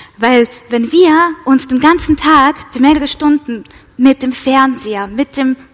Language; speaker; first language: German; non-native, fluent; Russian